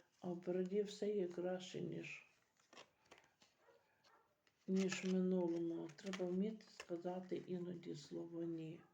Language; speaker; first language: Ukrainian; native; Ukrainian